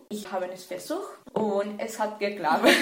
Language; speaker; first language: German; non-native, fluent; Spanish